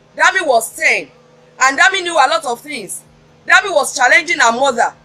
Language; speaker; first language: English; non-native, local second language; Yoruba